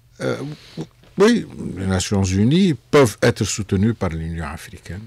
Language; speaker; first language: French; non-native, local second language; Arabic